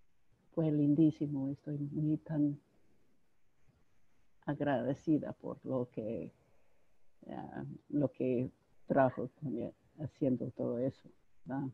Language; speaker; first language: Spanish; non-native, fluent; English